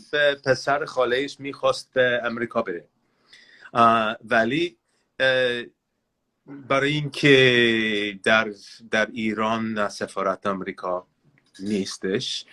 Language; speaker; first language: Persian; non-native, learner; English